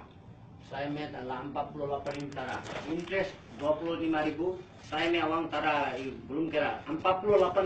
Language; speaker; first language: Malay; non-native, learner; Nepali